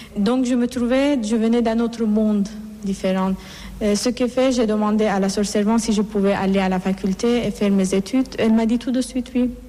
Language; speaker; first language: French; non-native, fluent; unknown